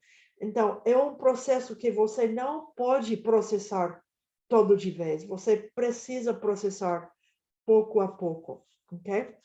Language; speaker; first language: Portuguese; non-native, fluent; Spanish